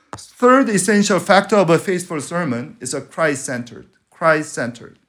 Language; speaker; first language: English; non-native, fluent; Spanish